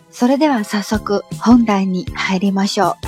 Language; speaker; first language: Japanese; non-native, fluent; Chinese